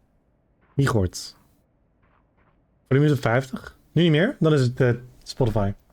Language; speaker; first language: Dutch; native; Dutch